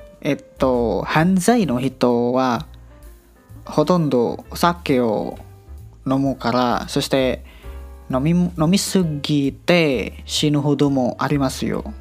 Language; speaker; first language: Japanese; non-native, learner; Indonesian